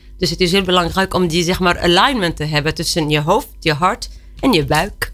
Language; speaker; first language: Dutch; non-native, fluent; Arabic